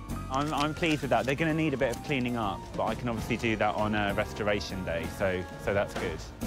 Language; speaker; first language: English; native; English